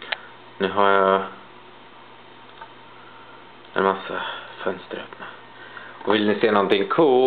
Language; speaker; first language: Swedish; native; Swedish